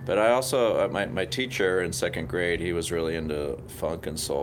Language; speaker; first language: English; native; English